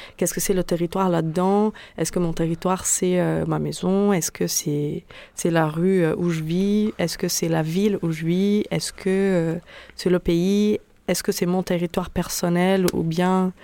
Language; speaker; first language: French; non-native, fluent; Portuguese